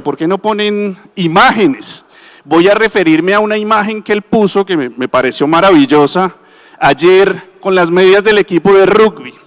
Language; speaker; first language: Spanish; native; Spanish